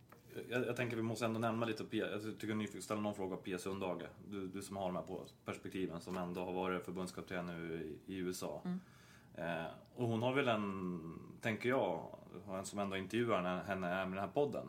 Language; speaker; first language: Swedish; native; Swedish